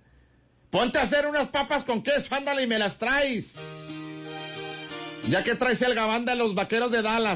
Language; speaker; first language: Spanish; native; Spanish